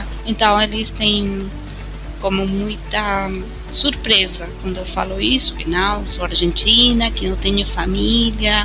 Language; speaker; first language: Portuguese; non-native, fluent; Spanish